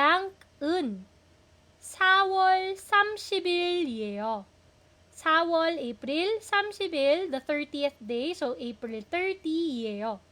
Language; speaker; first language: Korean; non-native, fluent; Filipino